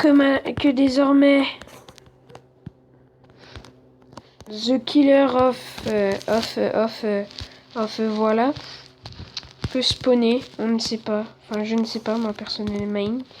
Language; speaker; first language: French; native; French